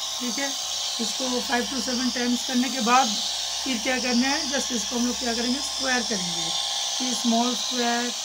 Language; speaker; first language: Hindi; non-native, local second language; Bangla